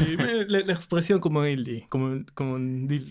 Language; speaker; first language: French; non-native, learner; Spanish